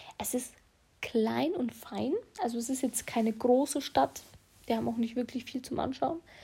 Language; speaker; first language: German; early bilingual, other home language; Russian